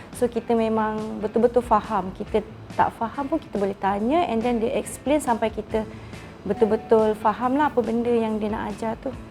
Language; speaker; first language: Malay; native; Malay